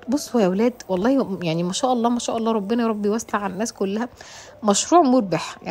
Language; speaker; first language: Arabic; native; Arabic